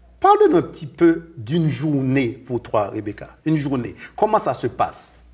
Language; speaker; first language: French; non-native, local second language; Haitian Creole